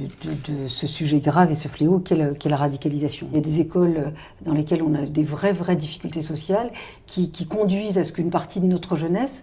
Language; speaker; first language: French; native; French